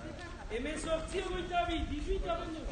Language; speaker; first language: French; native; French